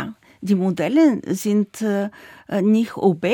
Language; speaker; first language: German; non-native, fluent; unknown